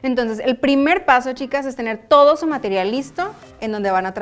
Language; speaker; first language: Spanish; native; Spanish